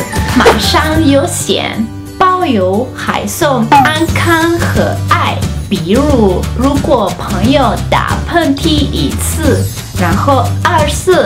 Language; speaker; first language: Chinese; non-native, fluent; Spanish